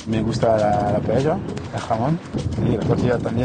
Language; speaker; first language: Spanish; non-native, learner; French